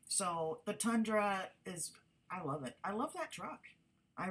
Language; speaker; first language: English; native; English